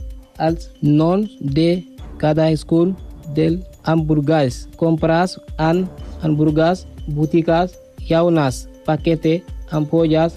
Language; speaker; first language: Catalan; non-native, learner; Spanish